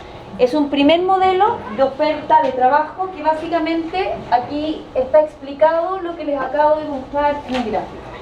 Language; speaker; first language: Spanish; native; Spanish